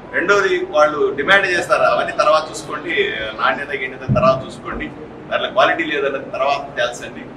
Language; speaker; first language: Telugu; native; Telugu